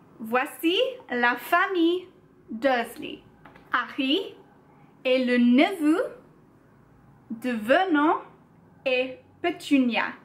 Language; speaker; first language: French; non-native, learner; English